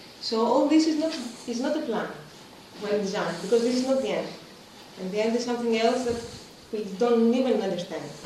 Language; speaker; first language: English; non-native, fluent; Greek